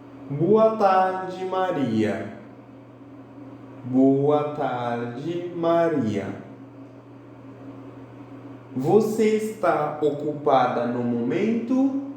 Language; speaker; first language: Portuguese; non-native, fluent; Haitian Creole